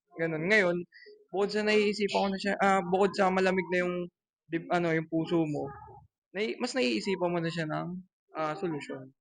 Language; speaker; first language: Filipino; native; Filipino